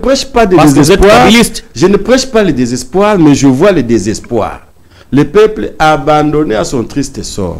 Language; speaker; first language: French; non-native, local second language; Swahili